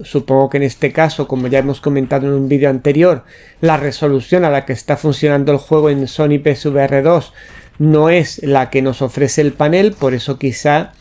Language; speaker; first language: Spanish; native; Spanish